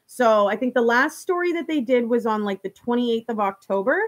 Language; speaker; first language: English; native; English